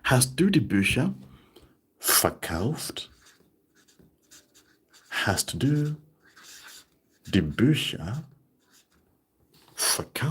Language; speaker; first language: German; non-native, fluent; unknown